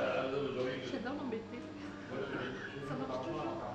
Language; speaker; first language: French; native; French